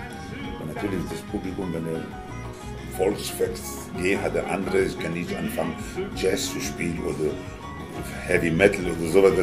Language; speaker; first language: German; non-native, fluent; Spanish